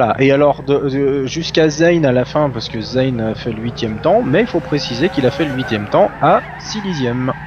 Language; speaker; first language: French; native; French